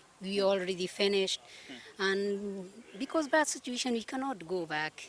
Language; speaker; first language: English; non-native, learner; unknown